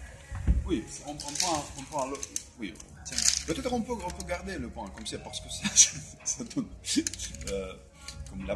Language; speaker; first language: French; non-native, fluent; Russian